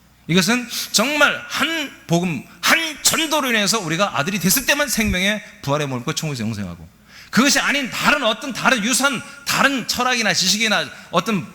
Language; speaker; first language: Korean; native; Korean